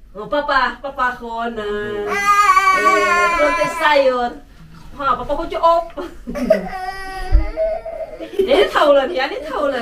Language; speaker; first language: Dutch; non-native, learner; Indonesian